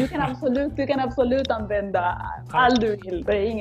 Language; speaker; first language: Swedish; non-native, fluent; Spanish